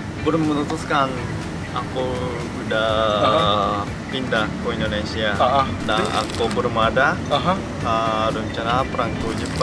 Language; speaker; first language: Indonesian; non-native, learner; Japanese